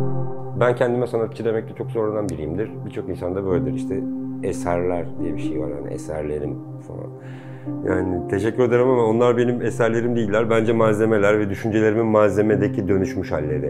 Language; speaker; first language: Turkish; native; Turkish